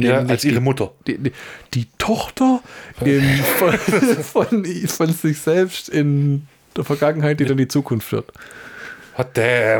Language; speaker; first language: German; native; German